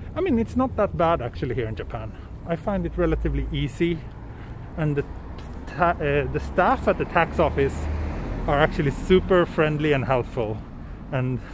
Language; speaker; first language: English; non-native, fluent; Swedish